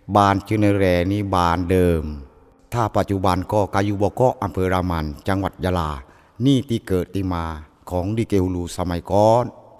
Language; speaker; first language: Thai; non-native, local second language; Pattani Malay